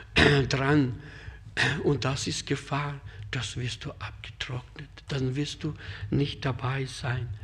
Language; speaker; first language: German; non-native, fluent; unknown